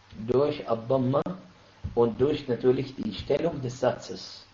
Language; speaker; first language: German; non-native, fluent; Arabic